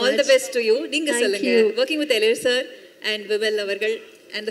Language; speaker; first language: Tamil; native; Tamil